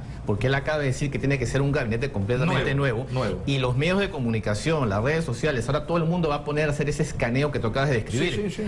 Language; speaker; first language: Spanish; native; Spanish